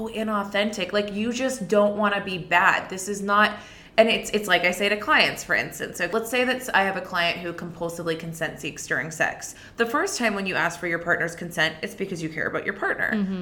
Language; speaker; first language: English; native; English